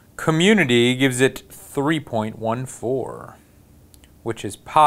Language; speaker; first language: English; native; English